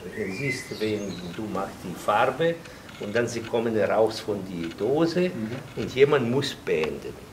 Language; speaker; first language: German; non-native, local second language; Italian